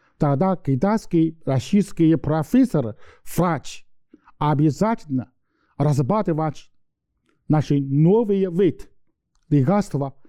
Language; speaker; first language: Russian; non-native, learner; Chinese